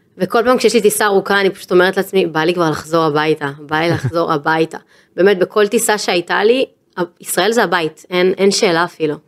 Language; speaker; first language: Hebrew; native; Hebrew